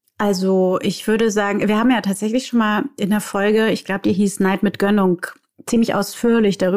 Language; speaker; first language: German; native; German